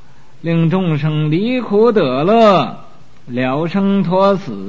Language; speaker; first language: Chinese; native; Chinese